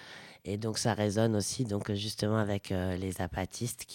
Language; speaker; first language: French; native; French